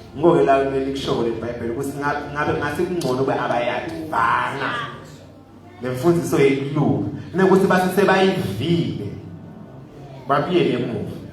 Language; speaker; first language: Zulu; non-native, local second language; Swati